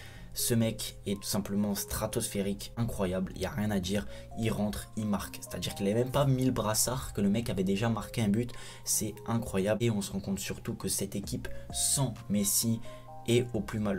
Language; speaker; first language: French; native; French